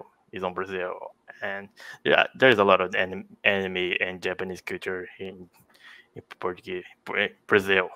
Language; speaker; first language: English; non-native, fluent; Portuguese